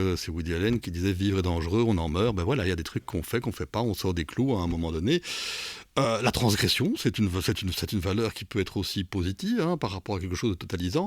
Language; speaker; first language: French; native; French